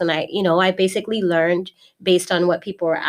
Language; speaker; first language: English; native; English